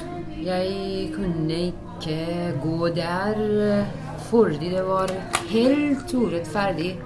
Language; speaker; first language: Norwegian; non-native, learner; Persian